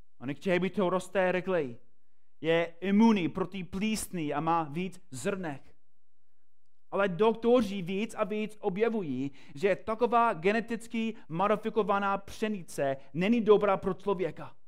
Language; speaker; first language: Czech; non-native, fluent; English